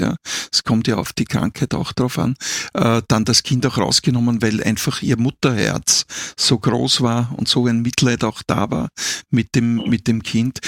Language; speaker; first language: German; native; German